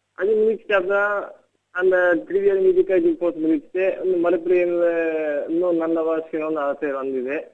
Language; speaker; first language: Tamil; non-native, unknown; Japanese